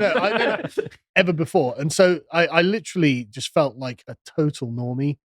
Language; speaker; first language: English; native; English